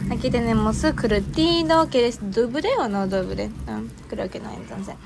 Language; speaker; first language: Spanish; non-native, fluent; Japanese